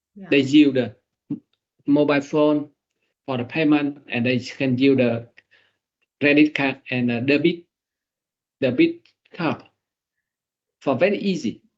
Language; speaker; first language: English; non-native, learner; Vietnamese